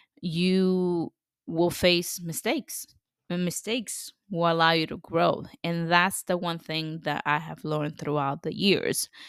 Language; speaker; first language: English; non-native, fluent; Spanish